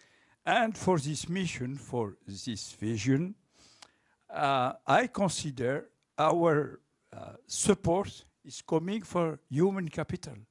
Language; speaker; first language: English; non-native, local second language; French